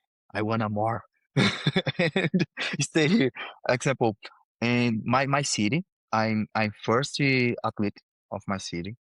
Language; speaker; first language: English; non-native, learner; Portuguese